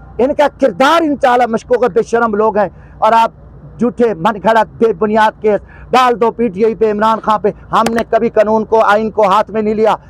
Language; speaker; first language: Urdu; non-native, local second language; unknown